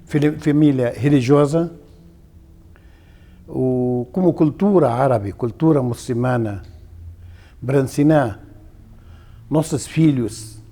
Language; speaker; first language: Portuguese; non-native, learner; Arabic